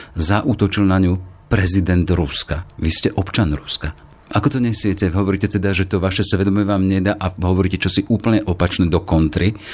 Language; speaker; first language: Slovak; native; Slovak